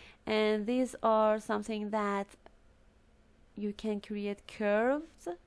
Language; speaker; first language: English; non-native, fluent; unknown